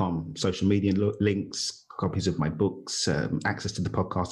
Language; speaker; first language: English; native; English